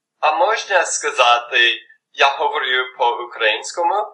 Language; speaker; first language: Ukrainian; non-native, learner; English